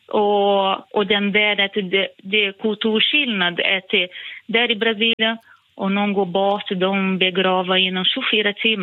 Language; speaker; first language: Swedish; non-native, fluent; Portuguese